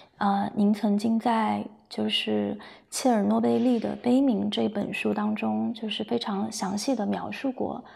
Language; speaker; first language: Chinese; native; Chinese